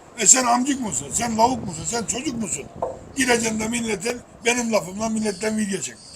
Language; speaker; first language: Turkish; native; Turkish